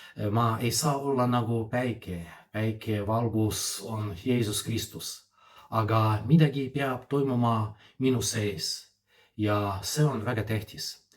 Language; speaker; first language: Estonian; non-native, fluent; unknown